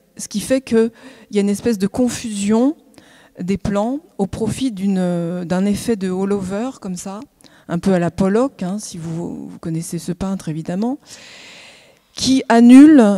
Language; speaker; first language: French; native; French